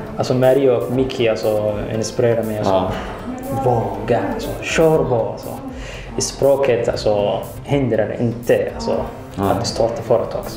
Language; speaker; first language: Swedish; non-native, learner; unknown